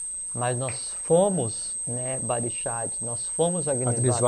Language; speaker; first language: Portuguese; native; Portuguese